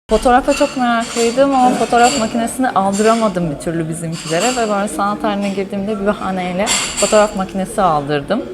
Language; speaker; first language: Turkish; early bilingual, heritage; Turkish